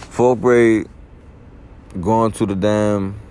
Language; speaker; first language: English; native; English